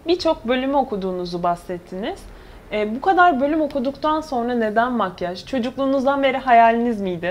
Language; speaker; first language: Turkish; native; Turkish